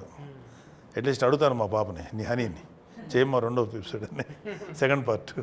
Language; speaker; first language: Telugu; native; Telugu